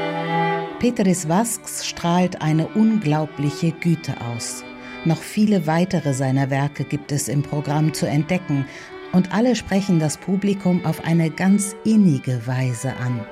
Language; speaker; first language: German; native; German